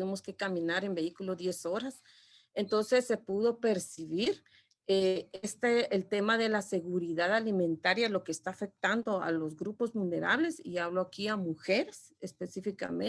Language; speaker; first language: Spanish; non-native, local second language; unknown